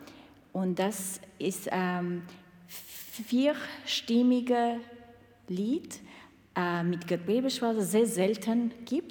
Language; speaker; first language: German; non-native, learner; Armenian